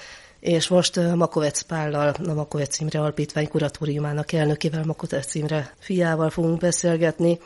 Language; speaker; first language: Hungarian; native; Hungarian